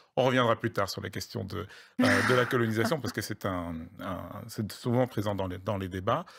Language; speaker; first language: French; native; French